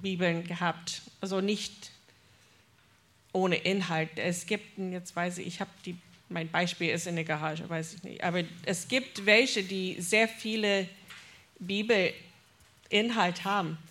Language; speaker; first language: German; non-native, fluent; English